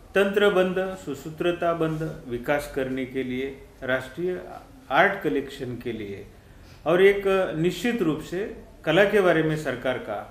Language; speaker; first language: Hindi; non-native, local second language; Marathi